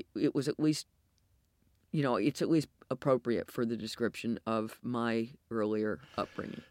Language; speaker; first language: English; native; English